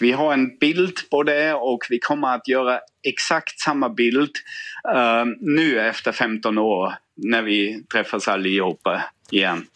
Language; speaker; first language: Swedish; non-native, fluent; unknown